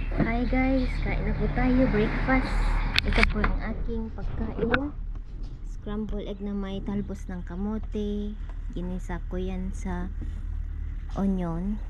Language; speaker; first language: Filipino; non-native, local second language; Iloko